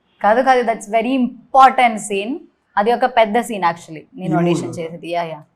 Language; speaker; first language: Telugu; non-native, learner; Malayalam